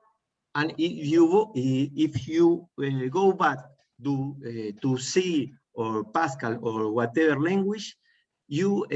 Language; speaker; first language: English; non-native, learner; Spanish